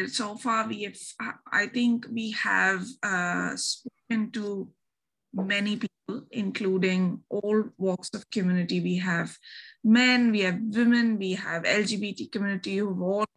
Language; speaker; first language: English; non-native, local second language; Bangla